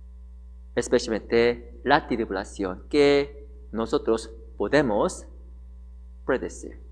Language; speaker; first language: Spanish; non-native, learner; Korean